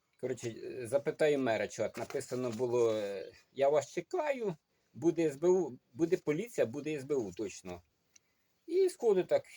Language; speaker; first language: Ukrainian; non-native, local second language; Russian